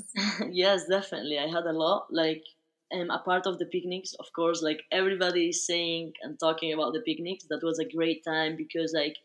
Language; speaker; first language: English; non-native, fluent; Spanish